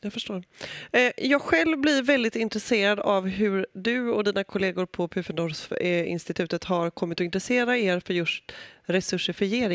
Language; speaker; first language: Swedish; native; Swedish